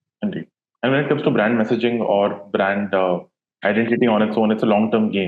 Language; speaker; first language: English; non-native, local second language; Hindi